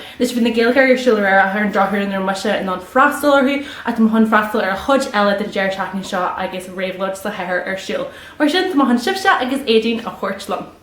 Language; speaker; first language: Irish; native; Irish